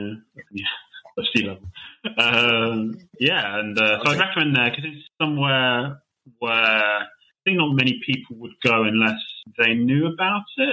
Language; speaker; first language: English; native; English